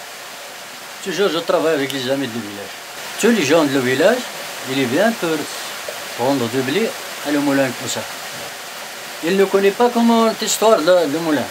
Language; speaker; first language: French; non-native, learner; Berber languages